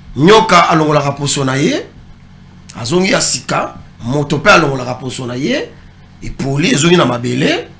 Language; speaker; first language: Lingala; non-native, local second language; Kongo